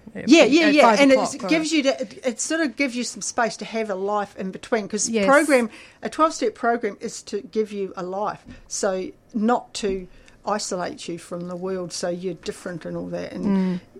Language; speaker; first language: English; native; English